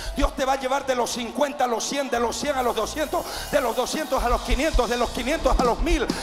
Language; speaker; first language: Spanish; native; Spanish